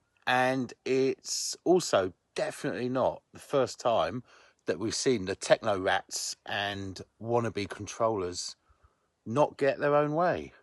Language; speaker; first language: English; native; English